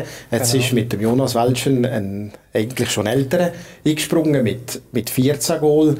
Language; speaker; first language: German; native; German